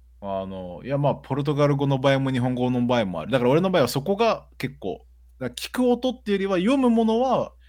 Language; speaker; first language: Japanese; early bilingual, other home language; Portuguese